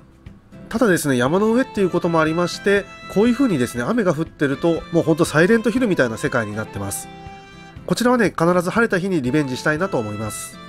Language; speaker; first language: Japanese; native; Japanese